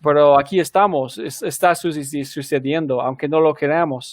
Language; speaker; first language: Spanish; non-native, fluent; English